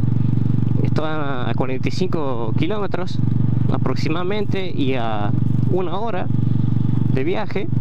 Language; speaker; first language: Spanish; native; Spanish